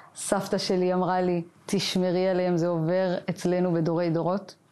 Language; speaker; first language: Hebrew; native; Hebrew